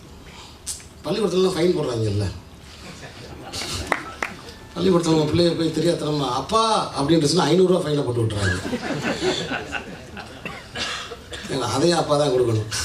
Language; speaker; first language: Tamil; native; Tamil